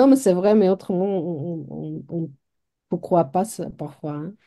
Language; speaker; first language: French; non-native, local second language; Dutch